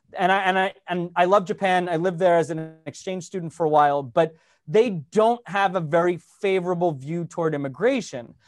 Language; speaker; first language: English; native; English